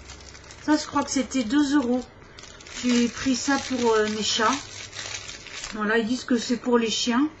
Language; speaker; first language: French; native; French